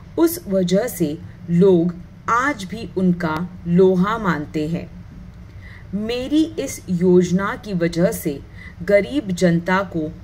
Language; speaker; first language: Hindi; non-native, local second language; Marathi